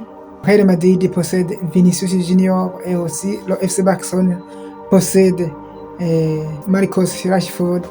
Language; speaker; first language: French; non-native, local second language; Kinyarwanda